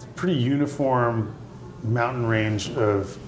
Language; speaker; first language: English; native; English